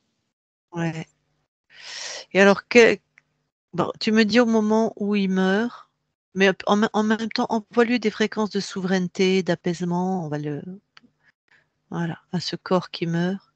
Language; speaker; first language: French; native; French